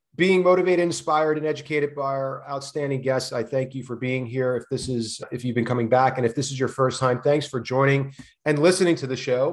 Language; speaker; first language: English; native; English